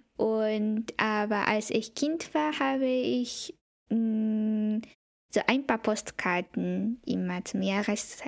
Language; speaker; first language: German; non-native, fluent; Japanese